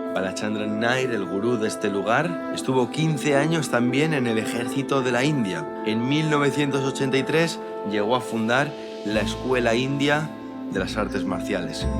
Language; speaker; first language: Spanish; native; Spanish